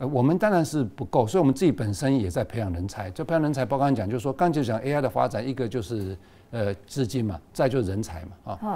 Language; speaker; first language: Chinese; native; Chinese